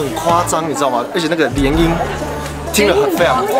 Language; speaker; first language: Chinese; native; Chinese